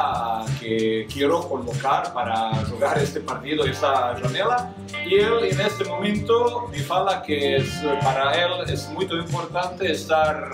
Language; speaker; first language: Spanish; non-native, fluent; Croatian